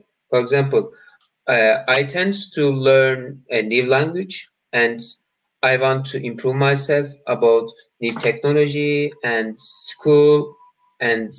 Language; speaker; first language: English; non-native, learner; Turkish